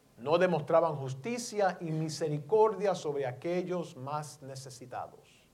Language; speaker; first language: Spanish; early bilingual, heritage; Spanish